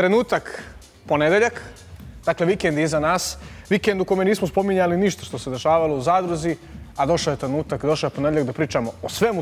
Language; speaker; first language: Serbian; native; Serbian